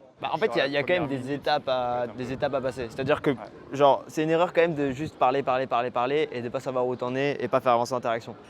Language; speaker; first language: French; native; French